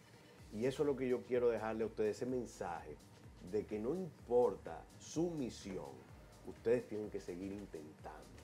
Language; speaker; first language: Spanish; native; Spanish